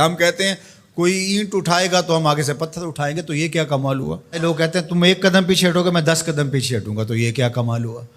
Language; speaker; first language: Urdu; non-native, local second language; Punjabi